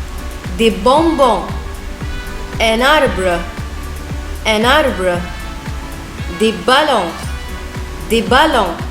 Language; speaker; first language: French; non-native, fluent; Arabic